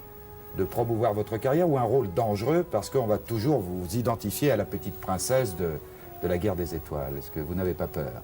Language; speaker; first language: French; native; French